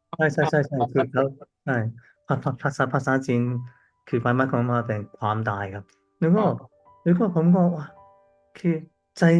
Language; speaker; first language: Thai; non-native, learner; Cantonese